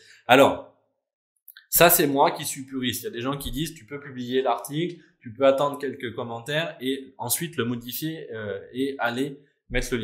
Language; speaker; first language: French; native; French